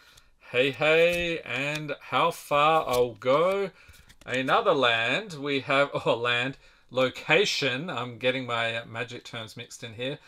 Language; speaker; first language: English; native; English